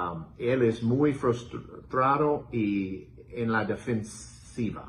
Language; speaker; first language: Spanish; non-native, learner; English